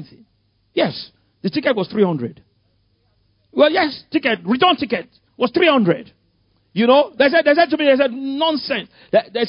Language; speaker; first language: English; non-native, local second language; Yoruba